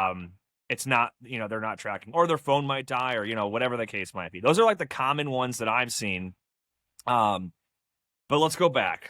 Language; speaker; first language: English; native; English